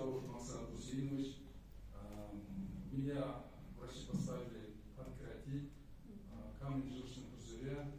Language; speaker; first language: Russian; non-native, local second language; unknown